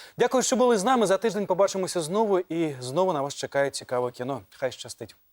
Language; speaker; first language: Ukrainian; native; Ukrainian